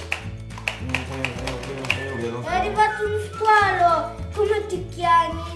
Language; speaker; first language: Italian; early bilingual, other home language; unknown